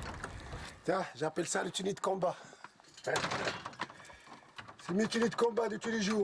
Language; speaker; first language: French; non-native, local second language; Arabic